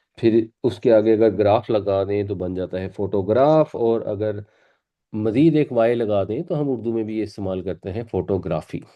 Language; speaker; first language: Urdu; native; Urdu